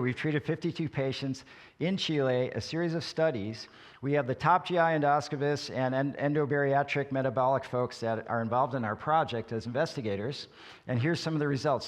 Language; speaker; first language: English; native; English